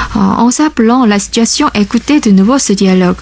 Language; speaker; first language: French; non-native, fluent; Korean